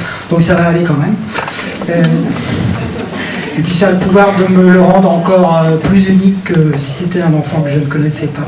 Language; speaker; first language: French; native; French